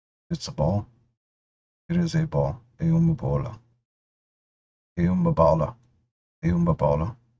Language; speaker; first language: Portuguese; non-native, learner; English